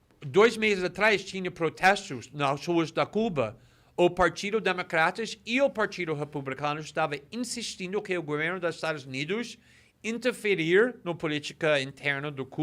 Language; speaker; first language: Portuguese; non-native, fluent; English